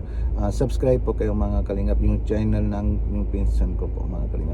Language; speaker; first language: Filipino; non-native, learner; Punjabi